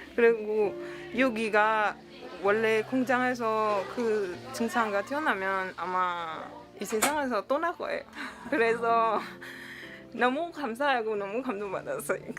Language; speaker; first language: Korean; non-native, learner; Thai